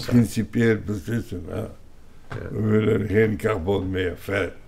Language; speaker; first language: Dutch; non-native, local second language; French